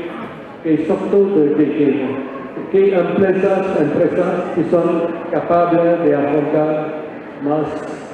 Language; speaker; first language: Spanish; non-native, learner; French